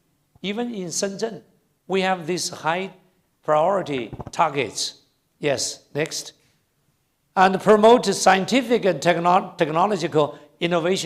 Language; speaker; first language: English; non-native, fluent; Chinese